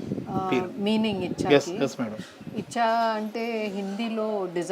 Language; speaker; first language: Telugu; non-native, fluent; Hindi